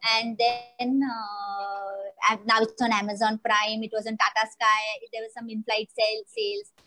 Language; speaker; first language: English; non-native, local second language; Marathi